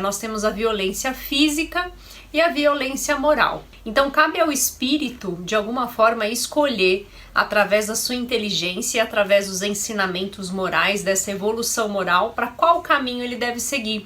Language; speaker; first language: Portuguese; native; Portuguese